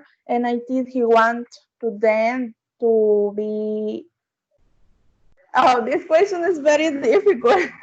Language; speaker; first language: English; non-native, learner; Spanish